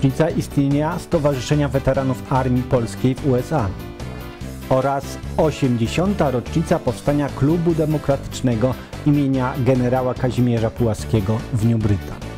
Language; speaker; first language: Polish; native; Polish